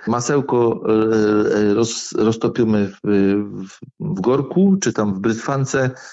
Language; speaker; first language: Polish; native; Polish